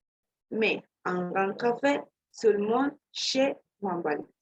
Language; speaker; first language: French; non-native, learner; Spanish